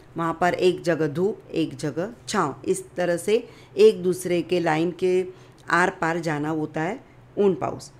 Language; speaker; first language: Hindi; non-native, local second language; Marathi